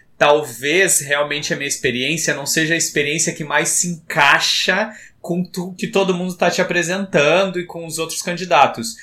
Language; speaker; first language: Portuguese; native; Portuguese